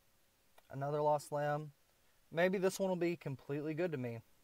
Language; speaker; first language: English; native; English